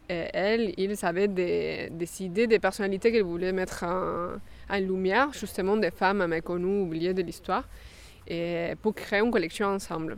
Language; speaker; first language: French; non-native, fluent; Spanish